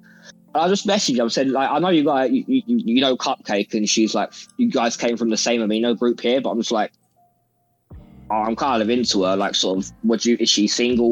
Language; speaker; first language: English; native; English